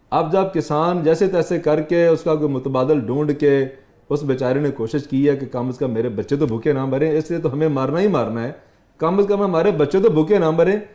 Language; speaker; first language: Urdu; non-native, local second language; Punjabi